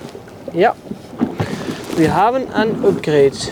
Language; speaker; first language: German; non-native, learner; Dutch